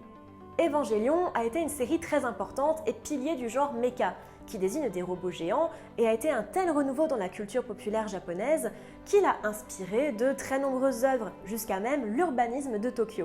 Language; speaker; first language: French; native; French